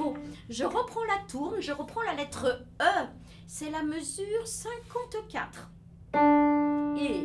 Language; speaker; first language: French; native; French